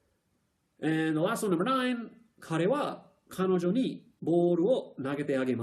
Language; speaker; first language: Japanese; non-native, fluent; English